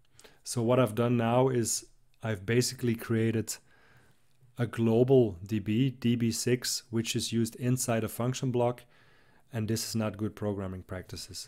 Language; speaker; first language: English; non-native, fluent; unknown